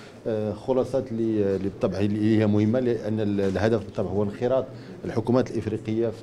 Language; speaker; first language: Arabic; native; Arabic